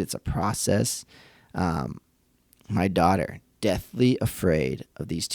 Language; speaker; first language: English; native; English